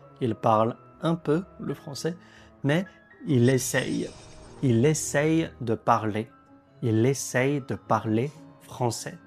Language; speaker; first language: French; native; French